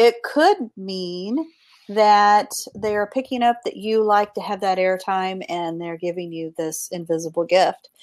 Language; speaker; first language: English; native; English